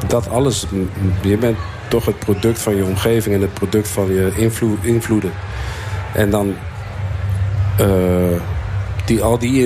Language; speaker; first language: Dutch; native; Dutch